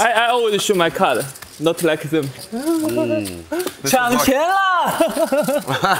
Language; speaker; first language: English; non-native, learner; Chinese